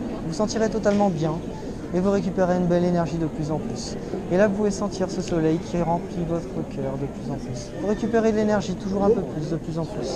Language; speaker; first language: French; native; French